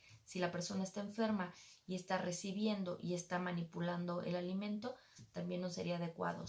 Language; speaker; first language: Spanish; native; Spanish